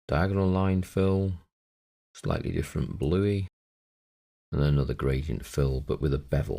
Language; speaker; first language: English; native; English